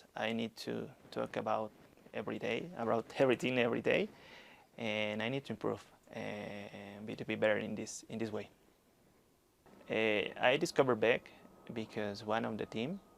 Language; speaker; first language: English; non-native, learner; Spanish